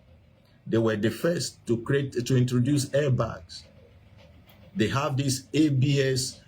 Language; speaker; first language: English; non-native, local second language; Yoruba